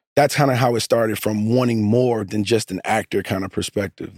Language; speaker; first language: English; native; English